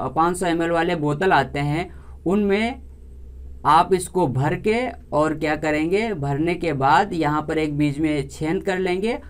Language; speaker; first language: Hindi; native; Hindi